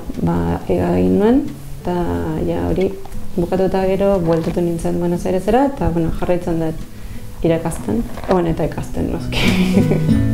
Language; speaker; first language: Basque; non-native, fluent; Spanish